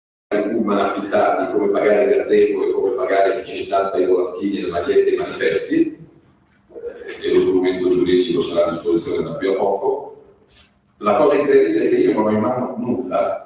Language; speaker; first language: Italian; native; Italian